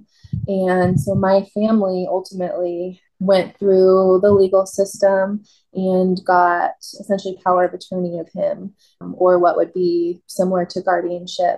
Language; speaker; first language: English; native; English